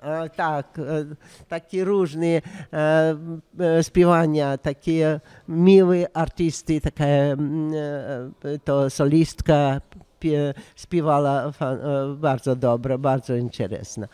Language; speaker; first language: Polish; non-native, learner; Russian